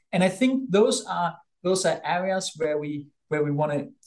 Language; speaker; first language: English; non-native, fluent; German